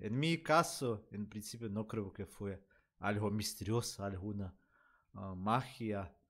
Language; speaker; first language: Spanish; non-native, learner; Russian